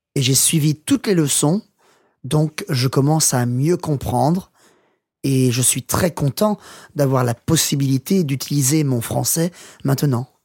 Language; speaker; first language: French; non-native, learner; English